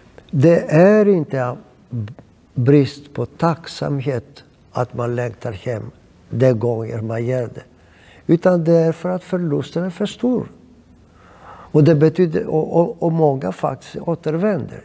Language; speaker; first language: Swedish; non-native, fluent; Greek